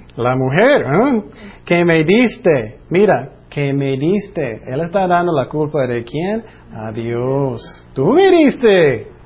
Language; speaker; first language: Spanish; non-native, fluent; English